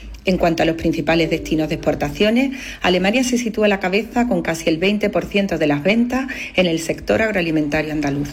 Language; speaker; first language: Spanish; native; Spanish